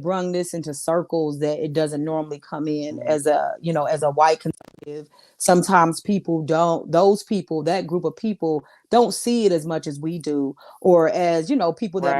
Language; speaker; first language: English; native; English